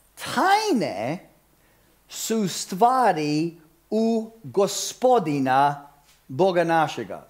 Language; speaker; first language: Croatian; early bilingual, heritage; Croatian